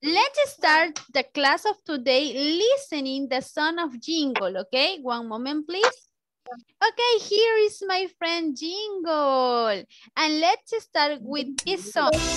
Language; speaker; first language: English; non-native, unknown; Spanish